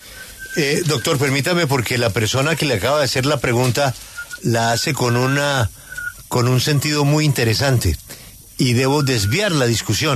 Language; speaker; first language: Spanish; native; Spanish